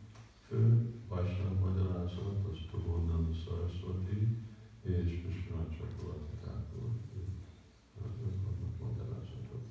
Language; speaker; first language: Hungarian; early bilingual, heritage; Hungarian